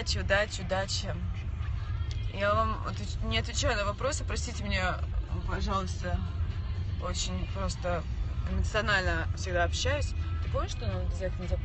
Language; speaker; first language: Russian; native; Russian